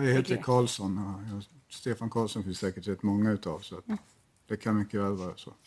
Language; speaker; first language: Swedish; native; Swedish